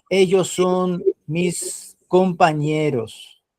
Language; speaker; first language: Spanish; non-native, fluent; Portuguese